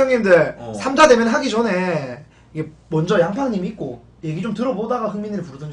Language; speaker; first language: Korean; native; Korean